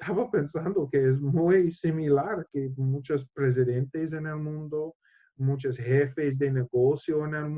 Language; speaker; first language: Spanish; non-native, learner; English